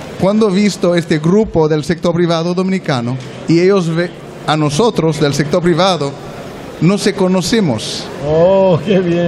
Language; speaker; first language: Spanish; non-native, learner; French